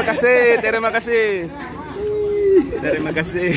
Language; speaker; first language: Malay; non-native, learner; Filipino